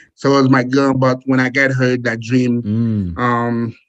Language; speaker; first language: English; non-native, fluent; Haitian Creole